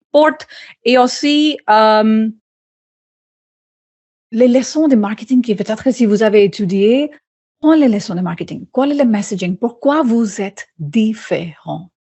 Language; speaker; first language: French; non-native, fluent; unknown